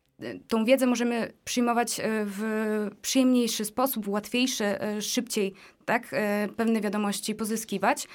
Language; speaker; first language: Polish; native; Polish